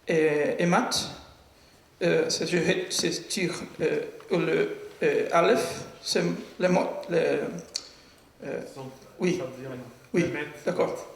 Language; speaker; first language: French; non-native, learner; Portuguese